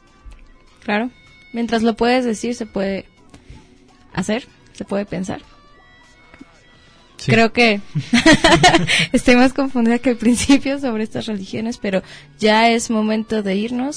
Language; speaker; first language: Spanish; native; Spanish